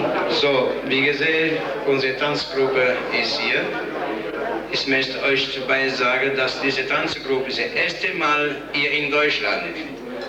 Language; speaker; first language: German; non-native, fluent; Italian